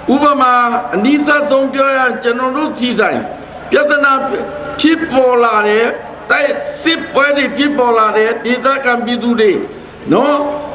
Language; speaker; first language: Burmese; non-native, local second language; Pa'o Karen